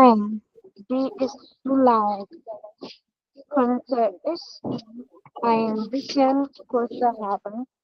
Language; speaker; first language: German; non-native, learner; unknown